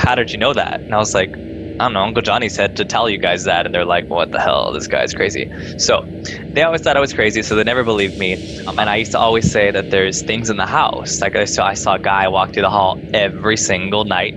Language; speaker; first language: English; native; English